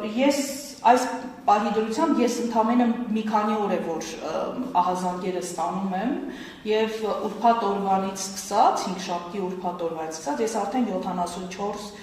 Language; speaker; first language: Armenian; native; Armenian